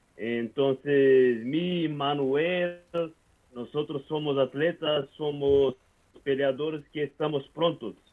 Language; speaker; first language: Spanish; non-native, learner; Portuguese